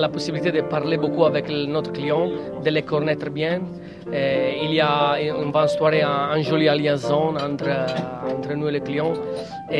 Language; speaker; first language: French; non-native, learner; Italian